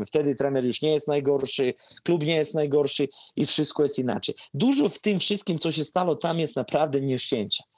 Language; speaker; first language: Polish; non-native, fluent; Serbian